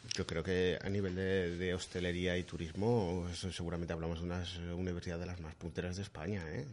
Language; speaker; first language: Spanish; native; Spanish